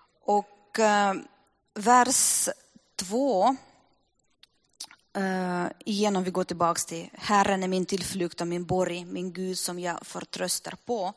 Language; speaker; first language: Swedish; non-native, fluent; Russian